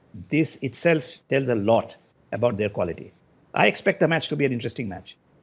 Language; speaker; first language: English; non-native, local second language; Bangla